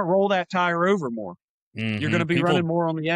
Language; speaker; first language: English; native; English